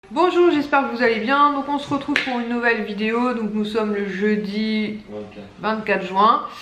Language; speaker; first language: French; native; French